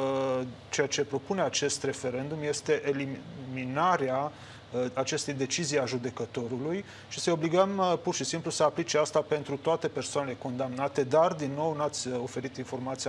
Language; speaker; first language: Romanian; native; Romanian